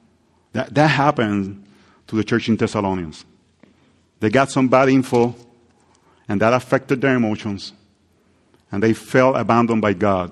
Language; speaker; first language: English; non-native, fluent; Spanish